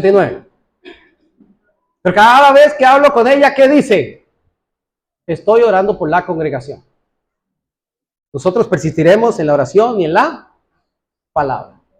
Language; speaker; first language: Spanish; native; Spanish